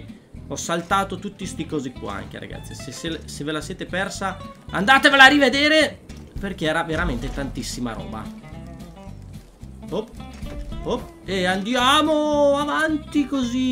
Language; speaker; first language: Italian; native; Italian